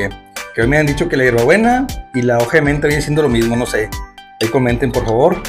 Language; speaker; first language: Spanish; native; Spanish